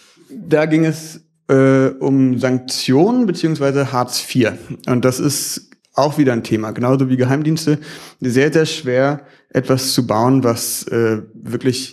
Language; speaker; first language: German; native; German